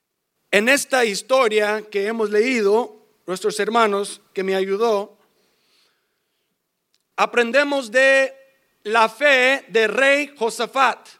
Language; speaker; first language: Spanish; early bilingual, heritage; English